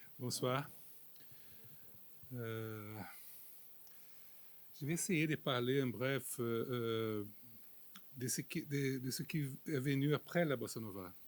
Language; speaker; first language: French; non-native, fluent; Portuguese